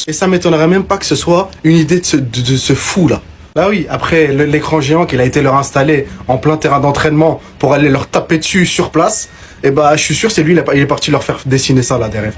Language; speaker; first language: French; native; French